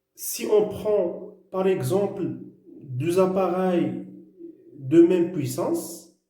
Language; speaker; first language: French; non-native, local second language; Arabic